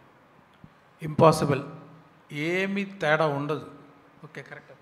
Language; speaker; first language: Telugu; non-native, local second language; Tamil